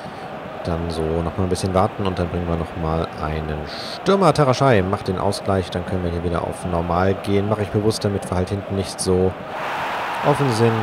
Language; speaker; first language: German; native; German